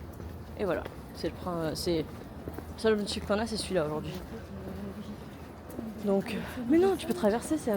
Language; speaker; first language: French; native; French